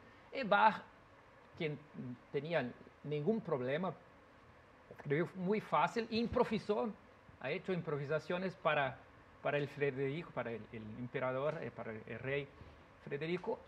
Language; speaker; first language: Spanish; non-native, learner; Portuguese